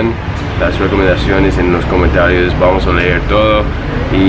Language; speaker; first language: Spanish; non-native, fluent; English